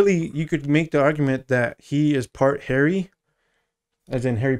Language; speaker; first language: English; native; English